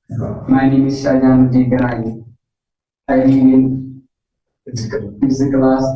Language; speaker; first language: English; non-native, learner; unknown